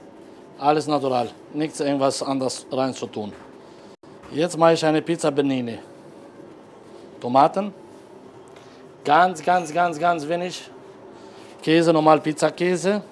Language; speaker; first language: German; non-native, learner; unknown